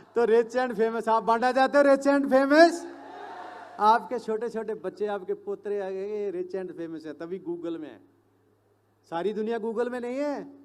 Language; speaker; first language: Hindi; non-native, local second language; Punjabi